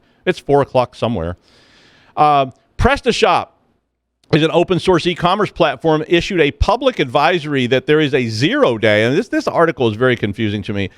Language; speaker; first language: English; native; English